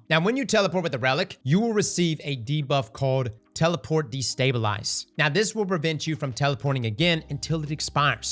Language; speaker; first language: English; native; English